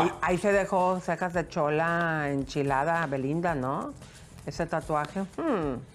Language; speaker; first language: Spanish; native; Spanish